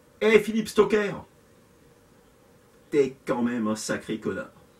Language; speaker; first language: French; native; French